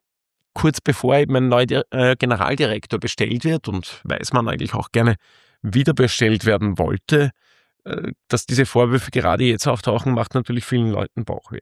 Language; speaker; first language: German; native; German